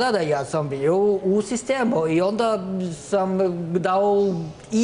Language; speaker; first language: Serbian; non-native, learner; Norwegian